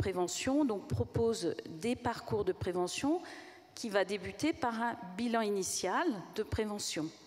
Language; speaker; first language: French; native; French